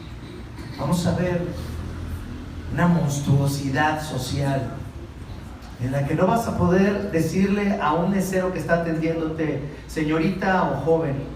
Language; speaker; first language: Spanish; native; Spanish